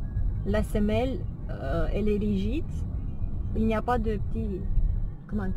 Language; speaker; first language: French; non-native, fluent; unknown